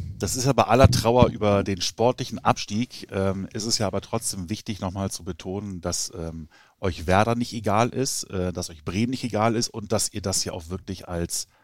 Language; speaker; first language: German; native; German